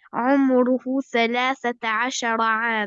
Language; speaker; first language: Arabic; non-native, learner; Albanian